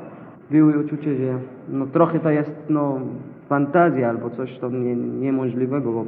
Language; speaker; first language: Polish; non-native, learner; Arabic